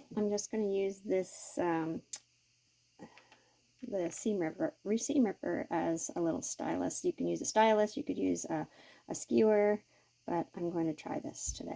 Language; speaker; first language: English; native; English